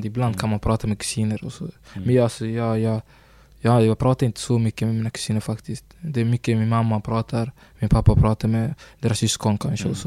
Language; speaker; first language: Swedish; early bilingual, other home language; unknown